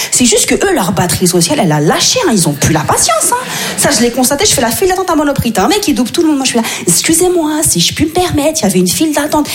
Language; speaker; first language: French; native; French